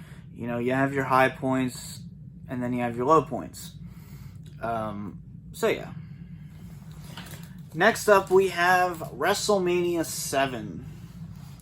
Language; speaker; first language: English; native; English